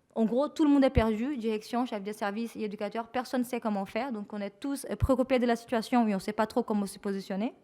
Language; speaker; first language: French; non-native, fluent; Portuguese